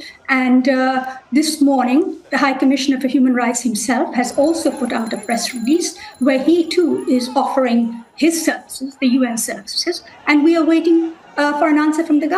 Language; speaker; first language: English; non-native, local second language; Bangla